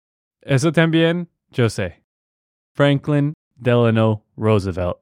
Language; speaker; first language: Spanish; non-native, fluent; English